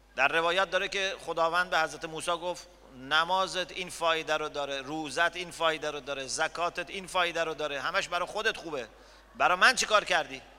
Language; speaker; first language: Persian; native; Persian